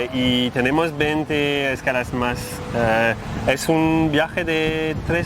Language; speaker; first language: Spanish; non-native, learner; French